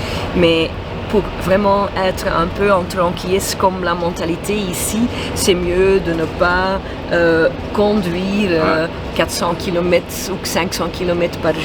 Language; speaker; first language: French; non-native, fluent; Swedish